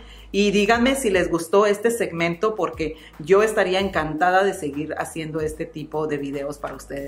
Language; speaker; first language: Spanish; native; Spanish